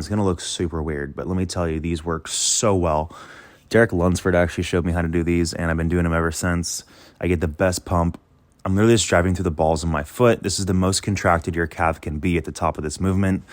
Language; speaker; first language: English; native; English